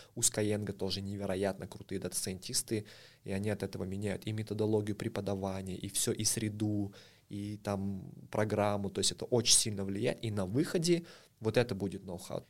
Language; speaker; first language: Russian; native; Russian